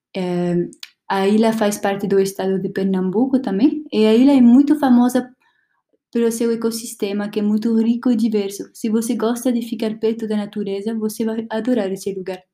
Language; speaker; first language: Portuguese; non-native, learner; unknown